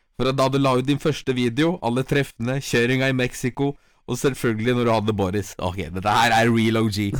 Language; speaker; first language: Norwegian; early bilingual, other home language; Polish